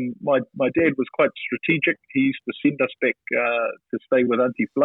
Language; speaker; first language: English; native; English